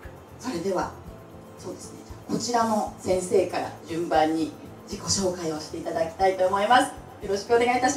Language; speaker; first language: Japanese; native; Japanese